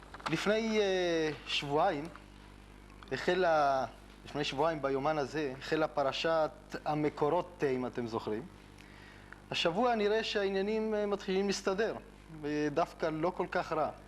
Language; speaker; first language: Hebrew; native; Hebrew